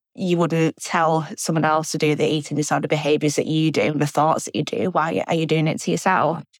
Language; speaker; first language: English; native; English